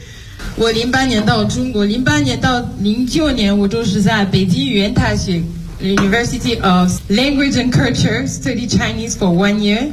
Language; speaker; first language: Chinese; non-native, fluent; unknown